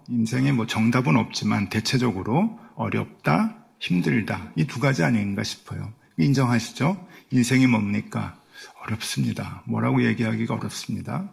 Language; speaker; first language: Korean; native; Korean